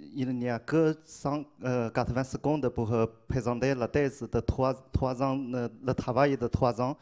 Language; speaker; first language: French; non-native, learner; Chinese